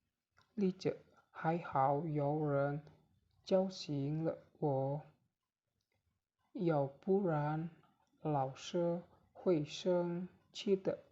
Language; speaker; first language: Chinese; non-native, learner; Indonesian